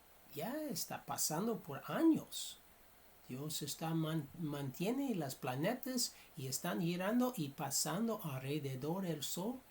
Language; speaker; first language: Spanish; non-native, fluent; English